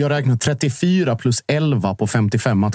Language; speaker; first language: Swedish; native; Swedish